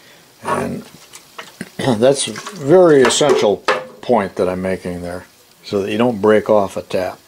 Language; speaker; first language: English; native; English